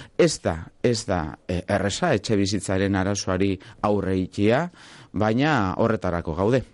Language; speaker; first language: Basque; non-native, local second language; Spanish